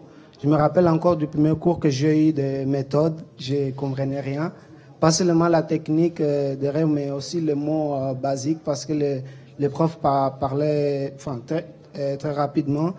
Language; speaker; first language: French; non-native, local second language; Portuguese